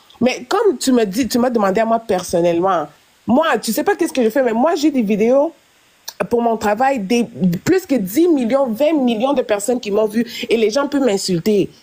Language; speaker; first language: French; non-native, local second language; Lingala